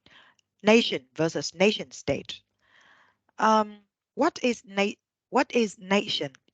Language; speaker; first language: English; non-native, fluent; Vietnamese